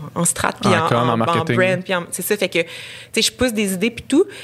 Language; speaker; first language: French; native; French